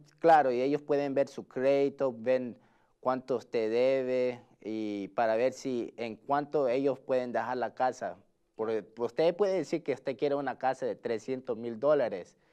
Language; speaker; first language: Spanish; early bilingual, heritage; Spanish